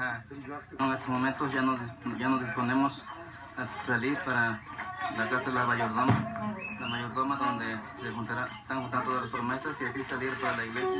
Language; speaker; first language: Spanish; native; Spanish